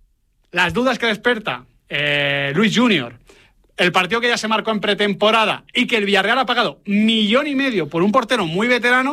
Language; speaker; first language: Spanish; native; Spanish